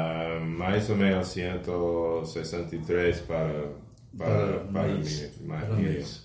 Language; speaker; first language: Portuguese; non-native, fluent; English